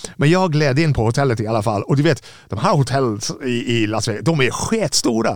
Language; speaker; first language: Swedish; non-native, fluent; English